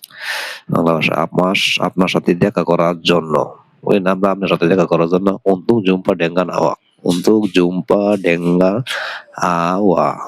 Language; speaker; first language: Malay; non-native, learner; Bangla